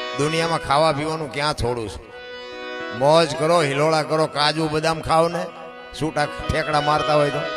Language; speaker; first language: Gujarati; native; Gujarati